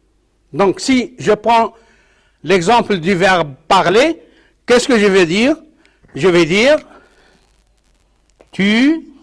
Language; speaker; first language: French; non-native, local second language; Arabic